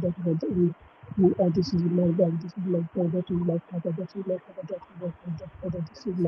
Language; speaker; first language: English; non-native, learner; Bangla